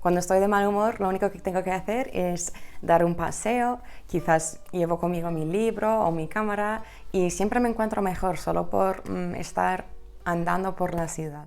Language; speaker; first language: Spanish; non-native, fluent; English